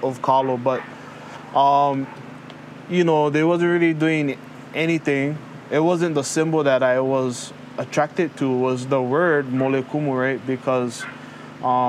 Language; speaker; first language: English; early bilingual, other home language; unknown